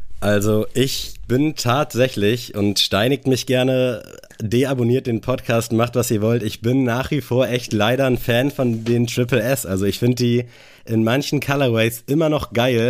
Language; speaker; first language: German; native; German